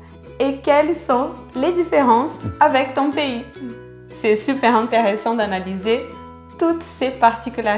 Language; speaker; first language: French; non-native, fluent; Portuguese